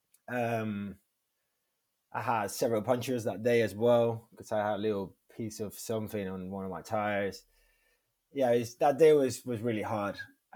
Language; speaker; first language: English; non-native, fluent; Spanish